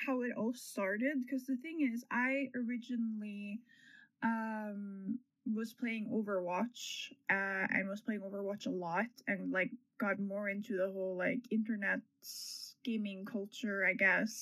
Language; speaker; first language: English; non-native, fluent; Norwegian